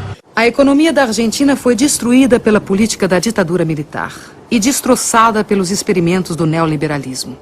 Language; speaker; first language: Portuguese; native; Portuguese